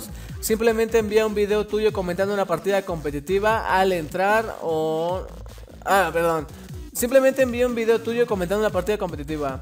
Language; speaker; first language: Spanish; native; Spanish